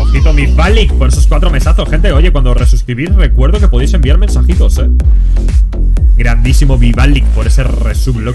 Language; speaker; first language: Spanish; native; Spanish